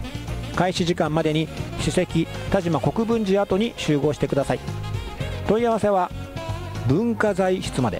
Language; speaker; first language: Japanese; native; Japanese